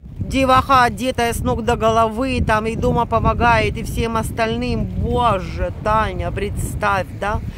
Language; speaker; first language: Russian; native; Russian